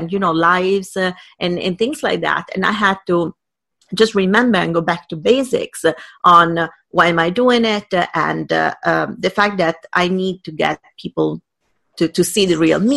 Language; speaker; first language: English; non-native, fluent; Italian